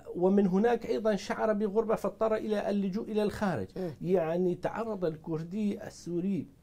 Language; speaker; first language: Arabic; non-native, local second language; Kurdish